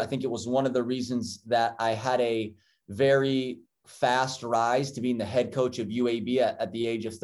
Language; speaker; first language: English; native; English